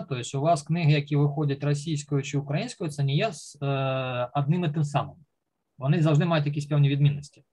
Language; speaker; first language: Ukrainian; native; Ukrainian